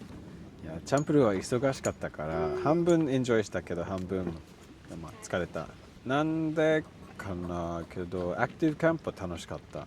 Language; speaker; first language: Japanese; non-native, learner; English